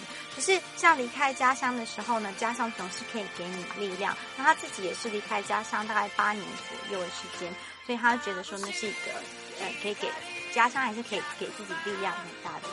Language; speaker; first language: Chinese; native; Chinese